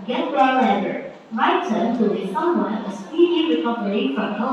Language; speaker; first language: English; non-native, learner; Indonesian